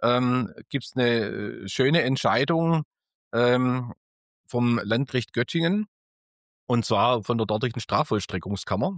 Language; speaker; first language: German; native; German